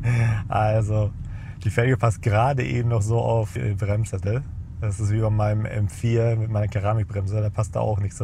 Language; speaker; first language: German; native; German